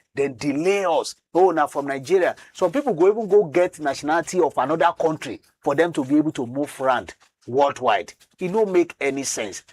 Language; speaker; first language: Nigerian Pidgin; non-native, local second language; Yoruba